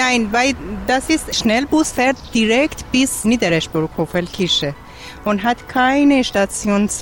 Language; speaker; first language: German; non-native, learner; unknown